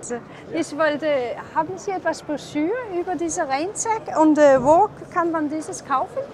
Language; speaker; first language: German; non-native, learner; Danish